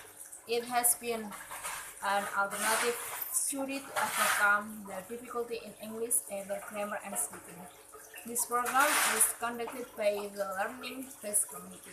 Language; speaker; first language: English; non-native, learner; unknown